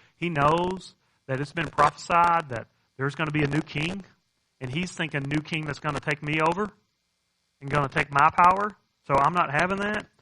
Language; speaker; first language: English; native; English